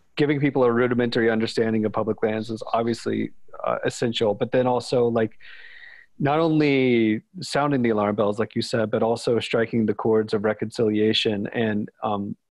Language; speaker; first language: English; native; English